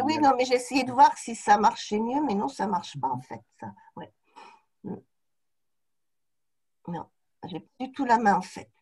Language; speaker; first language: French; native; French